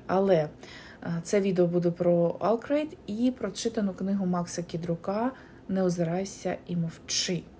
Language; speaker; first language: Ukrainian; non-native, local second language; Russian